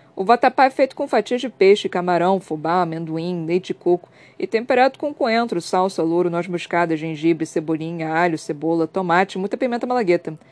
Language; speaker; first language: Portuguese; native; Portuguese